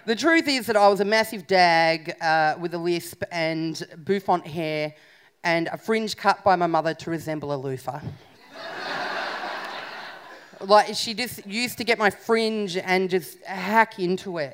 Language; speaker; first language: English; native; English